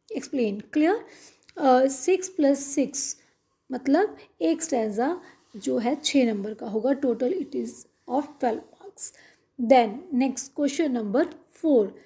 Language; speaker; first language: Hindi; non-native, local second language; Punjabi